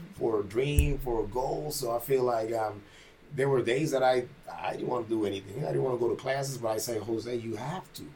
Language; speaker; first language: English; non-native, fluent; Spanish